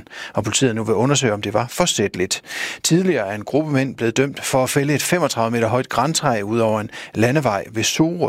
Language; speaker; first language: Danish; native; Danish